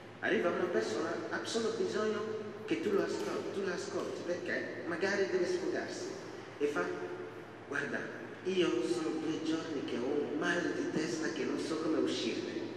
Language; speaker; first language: Italian; non-native, fluent; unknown